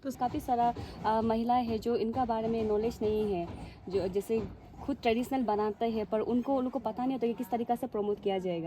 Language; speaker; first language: Hindi; non-native, local second language; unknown